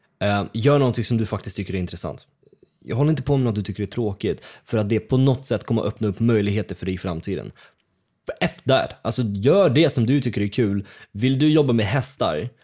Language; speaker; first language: Swedish; early bilingual, other home language; Russian